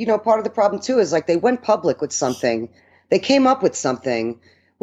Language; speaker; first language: English; early bilingual, other home language; Italian